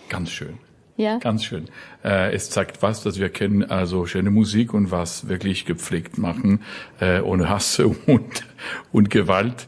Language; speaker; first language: German; non-native, learner; French